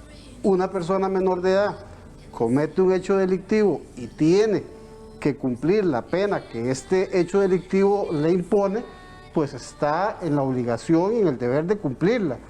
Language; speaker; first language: Spanish; native; Spanish